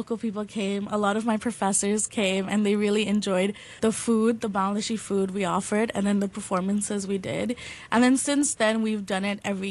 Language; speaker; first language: English; non-native, local second language; Bangla